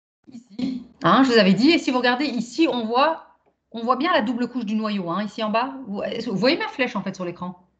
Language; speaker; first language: French; native; French